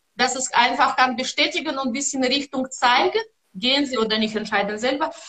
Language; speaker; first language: German; non-native, learner; Russian